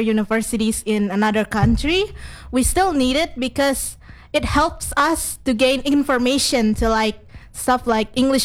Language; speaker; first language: English; non-native, fluent; Indonesian